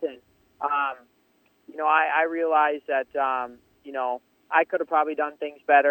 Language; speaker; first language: English; native; English